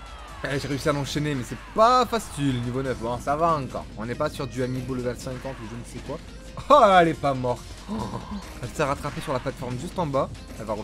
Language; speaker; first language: French; native; French